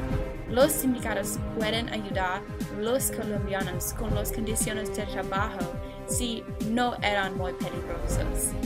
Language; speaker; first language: Spanish; non-native, learner; English